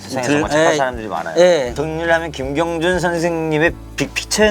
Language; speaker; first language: Korean; native; Korean